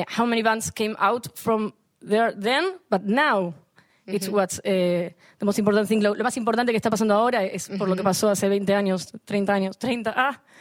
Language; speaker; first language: English; non-native, learner; Spanish